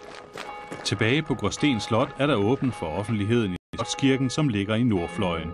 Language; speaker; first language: Danish; native; Danish